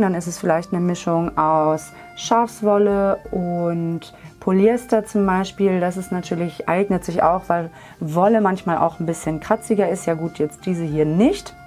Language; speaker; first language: German; native; German